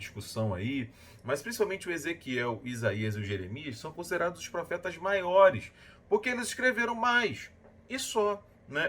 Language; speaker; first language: Portuguese; native; Portuguese